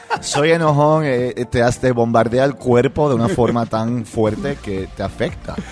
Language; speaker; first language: Spanish; non-native, local second language; English